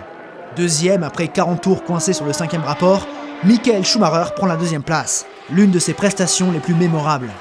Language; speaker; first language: French; native; French